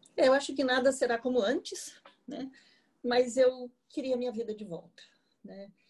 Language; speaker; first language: Portuguese; native; Portuguese